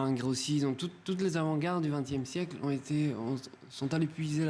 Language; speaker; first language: French; non-native, fluent; Spanish